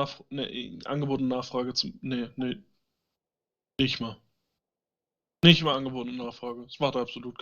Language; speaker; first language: German; native; German